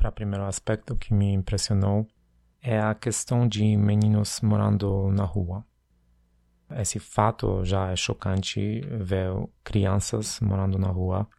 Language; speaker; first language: Portuguese; non-native, fluent; Polish